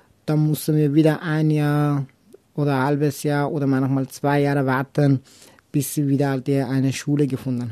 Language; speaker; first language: German; non-native, local second language; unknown